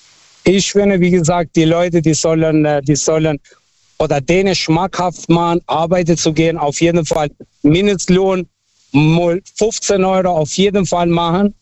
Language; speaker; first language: German; non-native, fluent; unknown